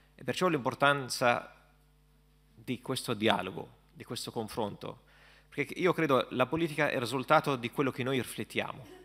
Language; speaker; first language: Italian; non-native, fluent; Arabic